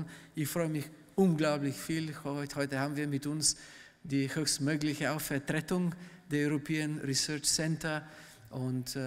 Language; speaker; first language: German; non-native, fluent; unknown